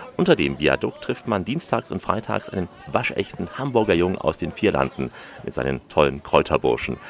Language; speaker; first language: German; native; German